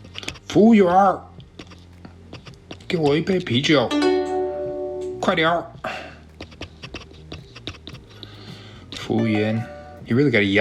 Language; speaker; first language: Chinese; non-native, learner; English